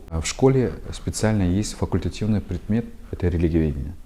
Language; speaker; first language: Russian; non-native, local second language; Kazakh